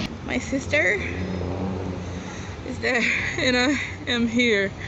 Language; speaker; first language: English; non-native, learner; Portuguese